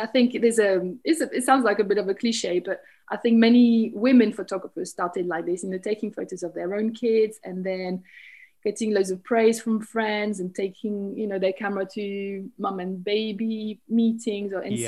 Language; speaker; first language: English; non-native, fluent; French